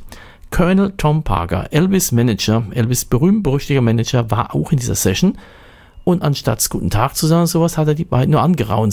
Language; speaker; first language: German; native; German